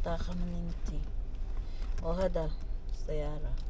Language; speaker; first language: Arabic; non-native, learner; Filipino